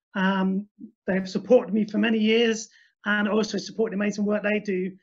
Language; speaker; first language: English; native; English